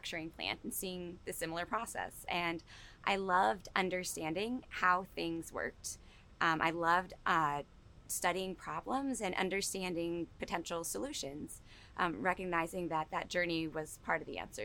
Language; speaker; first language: English; native; English